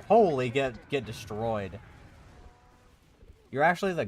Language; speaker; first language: English; native; English